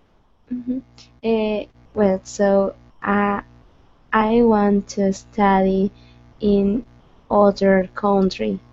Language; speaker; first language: English; non-native, learner; Spanish